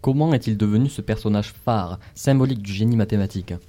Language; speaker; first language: French; native; French